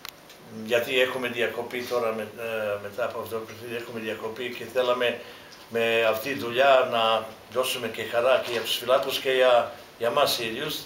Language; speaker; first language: Greek; non-native, fluent; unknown